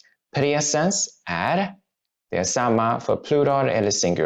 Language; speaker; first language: Swedish; non-native, fluent; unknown